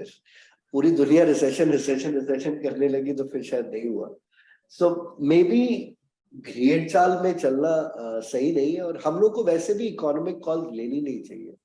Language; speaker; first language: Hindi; native; Hindi